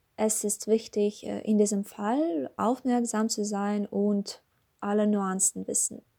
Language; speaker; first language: German; non-native, learner; Russian